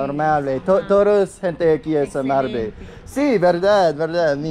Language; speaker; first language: Spanish; non-native, learner; English